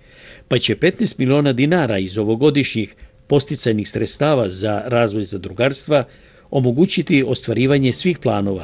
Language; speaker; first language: Serbian; native; Serbian